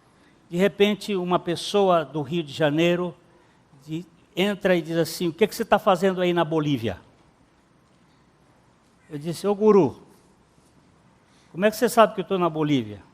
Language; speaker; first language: Portuguese; native; Portuguese